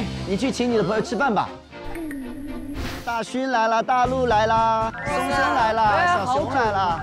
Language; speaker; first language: Chinese; native; Chinese